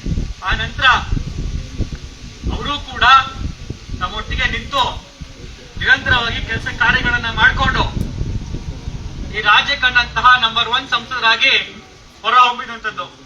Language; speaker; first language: Kannada; native; Kannada